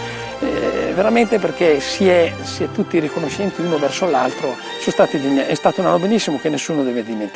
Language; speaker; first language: Italian; native; Italian